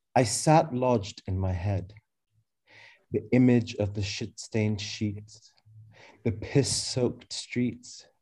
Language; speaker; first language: English; early bilingual, other home language; Arabic